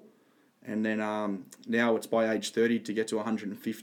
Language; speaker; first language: English; native; English